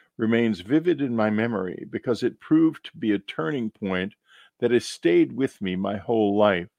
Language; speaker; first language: English; native; English